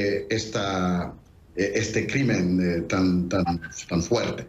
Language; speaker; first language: Spanish; non-native, fluent; Haitian Creole